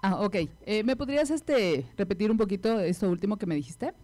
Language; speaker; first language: Spanish; native; Spanish